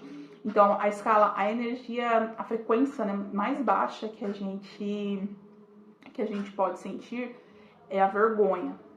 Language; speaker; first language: Portuguese; native; Portuguese